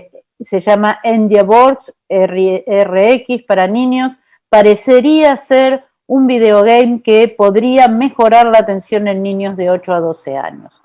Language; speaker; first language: Spanish; native; Spanish